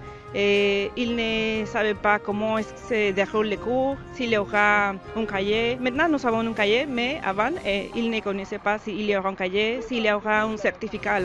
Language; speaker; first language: French; non-native, learner; Spanish